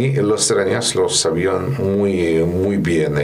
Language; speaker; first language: Spanish; non-native, fluent; Russian